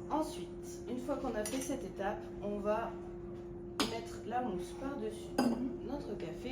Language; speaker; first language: French; native; French